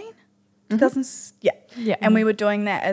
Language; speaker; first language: English; native; English